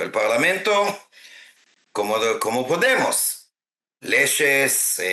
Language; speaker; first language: Spanish; non-native, fluent; Hebrew